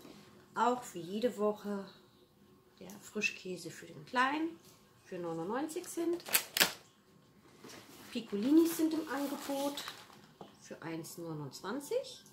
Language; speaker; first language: German; native; German